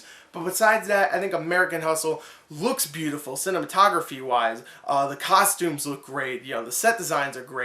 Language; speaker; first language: English; native; English